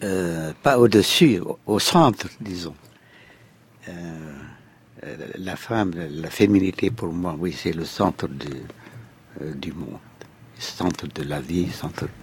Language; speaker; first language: French; non-native, fluent; Arabic